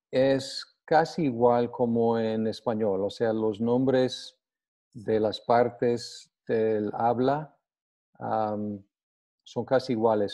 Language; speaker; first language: Spanish; non-native, fluent; English